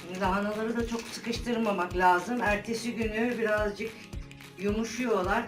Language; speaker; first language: Turkish; native; Turkish